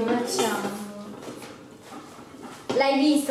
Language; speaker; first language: Italian; native; Italian